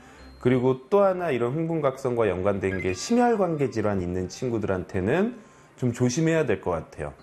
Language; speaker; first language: Korean; native; Korean